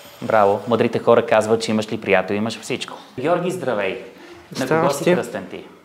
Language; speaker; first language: Bulgarian; native; Bulgarian